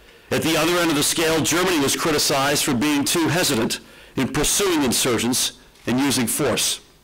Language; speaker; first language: English; native; English